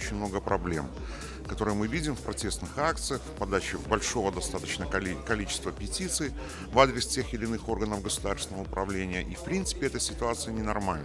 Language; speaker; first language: Russian; native; Russian